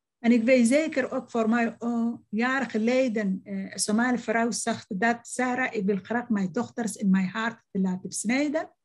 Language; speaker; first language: Dutch; non-native, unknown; Somali